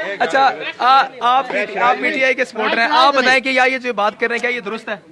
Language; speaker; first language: Urdu; non-native, local second language; Punjabi